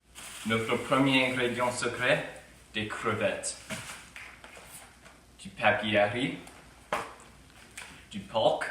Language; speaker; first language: French; non-native, fluent; English